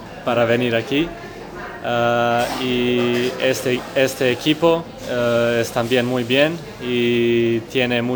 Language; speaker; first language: Spanish; non-native, learner; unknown